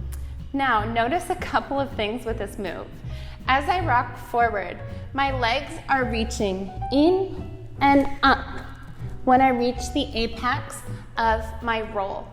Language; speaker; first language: English; native; English